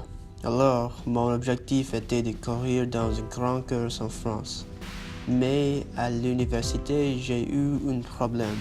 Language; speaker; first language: French; non-native, learner; English